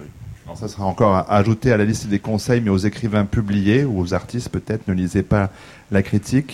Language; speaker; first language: French; native; French